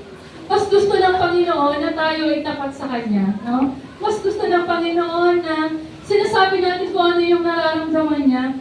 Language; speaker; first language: Filipino; native; Filipino